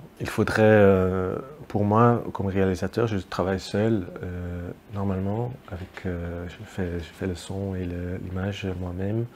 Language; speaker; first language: French; non-native, local second language; Dutch